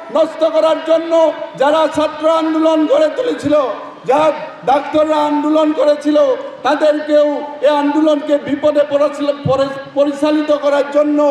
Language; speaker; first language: Bangla; non-native, learner; Assamese